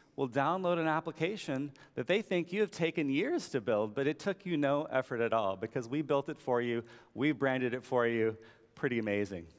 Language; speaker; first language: English; native; English